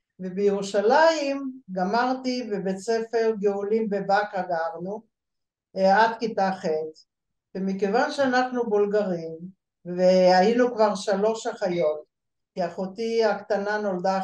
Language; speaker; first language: Hebrew; early bilingual, other home language; Bulgarian